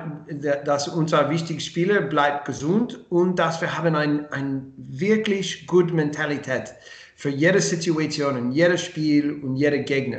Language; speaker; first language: German; non-native, learner; English